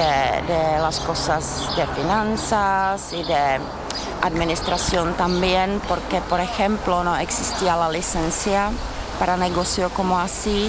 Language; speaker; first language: Spanish; non-native, fluent; Czech